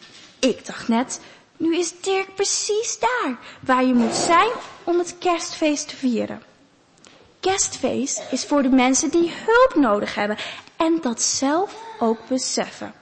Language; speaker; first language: Dutch; native; Dutch